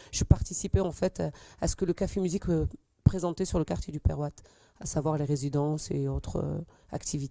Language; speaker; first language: French; native; French